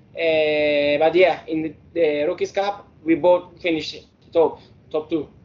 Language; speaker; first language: Norwegian; early bilingual, heritage; Norwegian